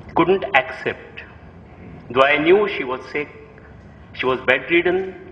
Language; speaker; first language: English; non-native, local second language; Marathi